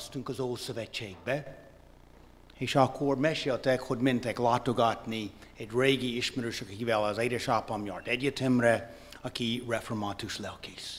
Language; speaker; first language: Hungarian; non-native, fluent; English